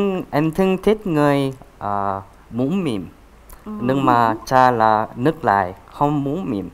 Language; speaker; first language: Vietnamese; non-native, learner; Korean